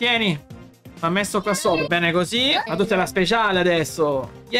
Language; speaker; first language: Italian; native; Italian